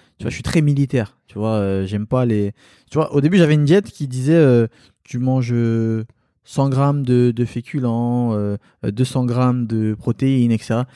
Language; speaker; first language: French; early bilingual, other home language; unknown